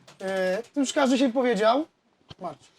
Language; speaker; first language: Polish; native; Polish